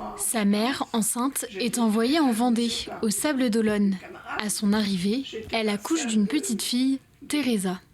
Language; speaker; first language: French; native; French